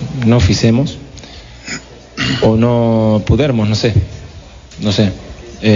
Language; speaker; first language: Portuguese; non-native, fluent; Spanish